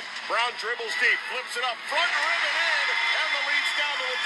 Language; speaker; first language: English; native; English